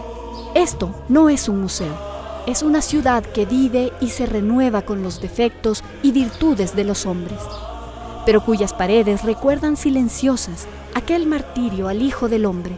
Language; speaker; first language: Spanish; native; Spanish